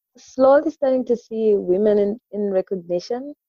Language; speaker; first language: English; non-native, local second language; Swahili